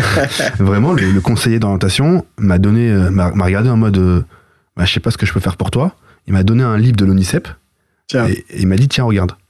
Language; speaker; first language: French; native; French